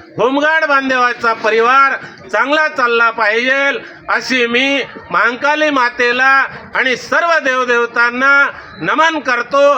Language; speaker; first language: Marathi; non-native, local second language; Gondi